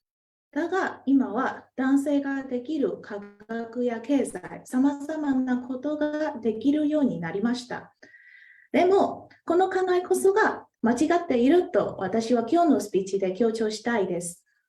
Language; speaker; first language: Japanese; non-native, fluent; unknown